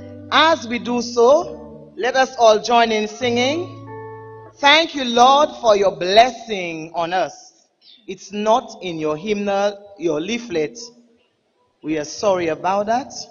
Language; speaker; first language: English; non-native, local second language; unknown